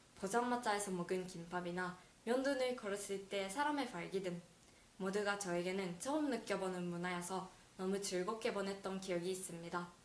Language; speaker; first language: Korean; non-native, fluent; Japanese